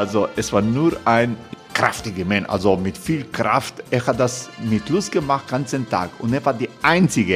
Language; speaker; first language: German; non-native, fluent; Croatian